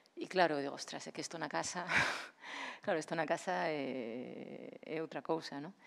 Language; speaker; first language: Galician; non-native, local second language; Spanish